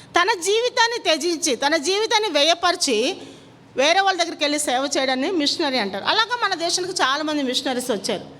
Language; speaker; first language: Telugu; non-native, local second language; Kannada